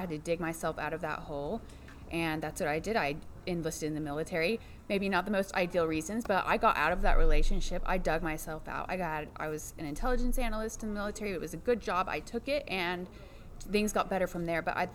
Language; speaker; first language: English; native; English